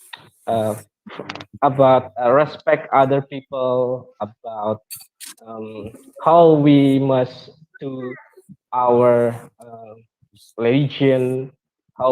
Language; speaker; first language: English; non-native, learner; Indonesian